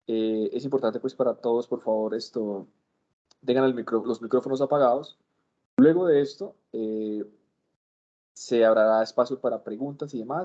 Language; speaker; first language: Spanish; native; Spanish